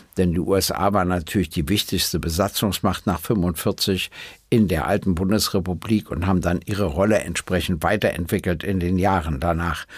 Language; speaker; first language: German; native; German